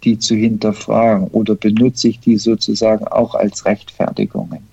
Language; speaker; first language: German; early bilingual, heritage; German